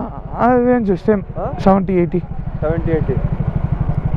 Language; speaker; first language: Kannada; non-native, learner; Tamil